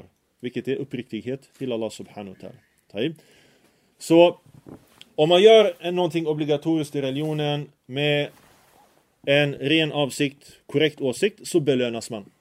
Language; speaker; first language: Swedish; early bilingual, other home language; Arabic